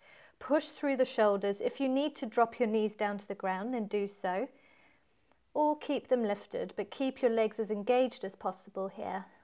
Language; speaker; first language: English; native; English